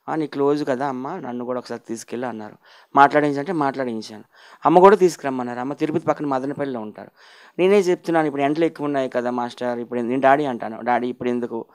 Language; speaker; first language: Telugu; native; Telugu